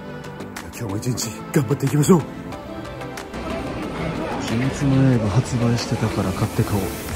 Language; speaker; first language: Japanese; native; Japanese